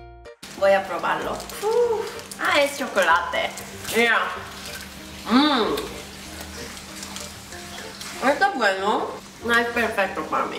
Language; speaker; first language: Spanish; non-native, learner; Korean